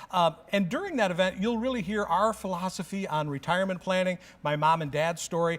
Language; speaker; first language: English; native; English